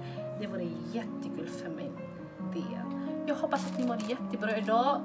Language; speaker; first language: Swedish; non-native, fluent; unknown